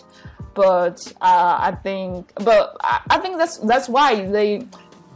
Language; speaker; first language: English; non-native, fluent; Chinese